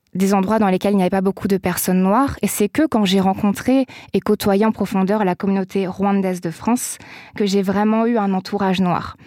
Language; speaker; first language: French; native; French